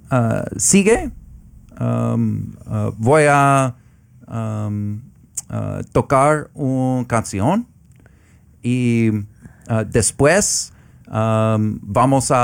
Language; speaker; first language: Spanish; non-native, learner; English